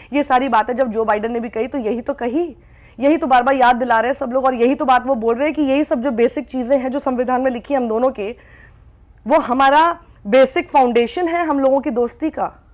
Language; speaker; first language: Hindi; native; Hindi